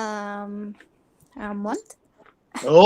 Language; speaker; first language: English; non-native, learner; Spanish